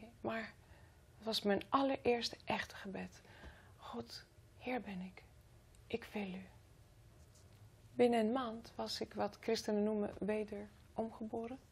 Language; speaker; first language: Dutch; non-native, fluent; Greek